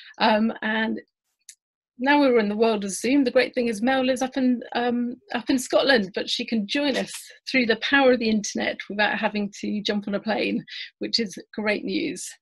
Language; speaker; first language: English; native; English